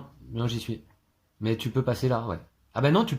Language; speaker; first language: French; native; French